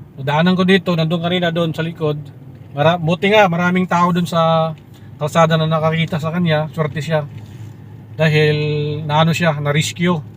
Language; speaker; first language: Filipino; non-native, local second language; Cebuano